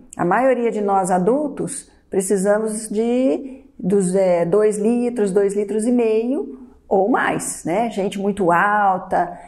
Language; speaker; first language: Portuguese; native; Portuguese